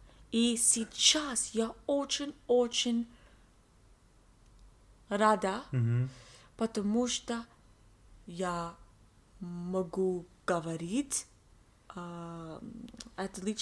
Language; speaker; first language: Russian; non-native, learner; English